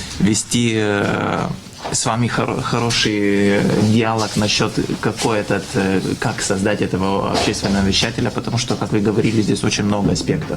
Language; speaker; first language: Russian; non-native, fluent; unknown